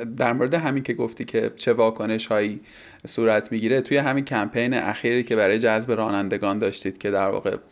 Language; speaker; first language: Persian; native; Persian